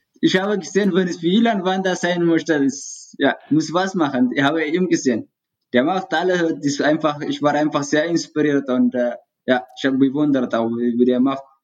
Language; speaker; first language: German; non-native, learner; Tigrinya